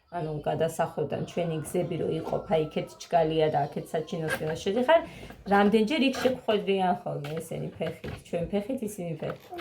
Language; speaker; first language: Georgian; native; Georgian